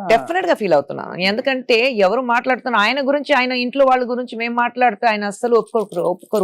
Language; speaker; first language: Telugu; non-native, local second language; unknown